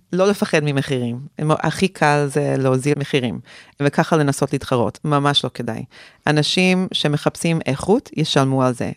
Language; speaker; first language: Hebrew; early bilingual, heritage; Hebrew